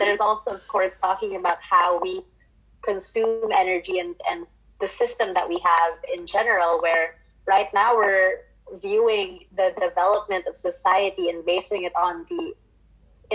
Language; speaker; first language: English; non-native, local second language; Filipino